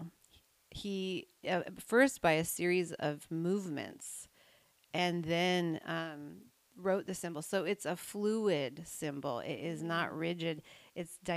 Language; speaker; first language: English; native; English